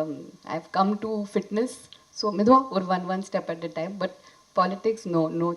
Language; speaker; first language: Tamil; non-native, fluent; Hindi